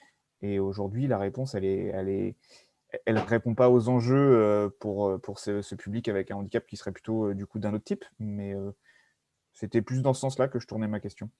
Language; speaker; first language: French; native; French